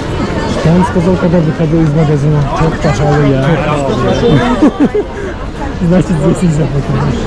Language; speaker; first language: Russian; non-native, local second language; Tatar